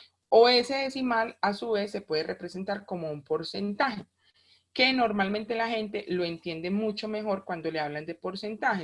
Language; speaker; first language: Spanish; native; Spanish